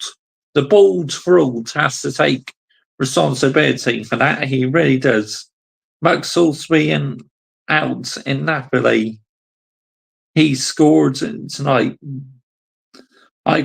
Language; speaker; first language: English; native; English